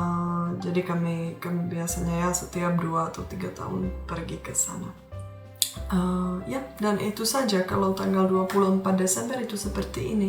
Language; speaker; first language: Indonesian; non-native, fluent; Czech